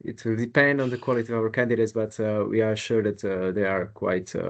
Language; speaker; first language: English; non-native, fluent; Slovak